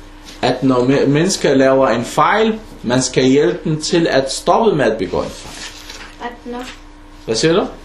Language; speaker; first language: Danish; non-native, fluent; Arabic